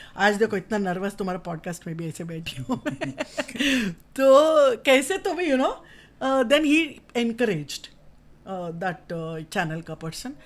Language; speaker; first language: Hindi; non-native, local second language; Kannada